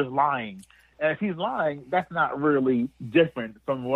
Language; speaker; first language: English; native; English